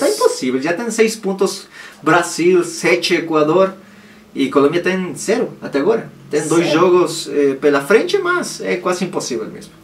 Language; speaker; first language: Portuguese; non-native, fluent; Spanish